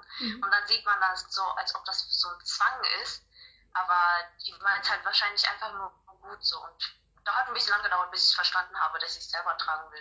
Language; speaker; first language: German; early bilingual, other home language; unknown